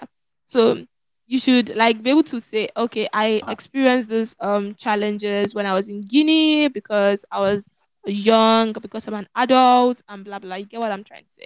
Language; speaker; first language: English; non-native, local second language; Yoruba